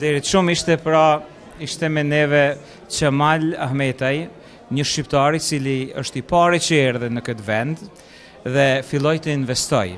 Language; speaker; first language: Albanian; native; Albanian